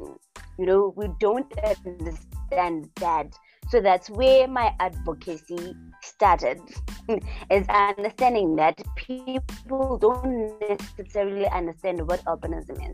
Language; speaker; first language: English; non-native, local second language; Xhosa